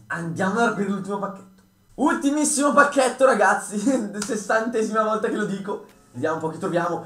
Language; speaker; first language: Italian; native; Italian